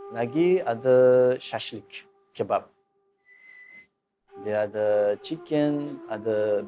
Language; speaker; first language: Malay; non-native, learner; Uzbek